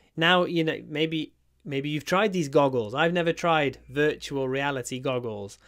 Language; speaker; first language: English; native; English